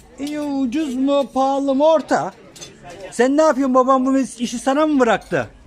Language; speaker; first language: Turkish; native; Turkish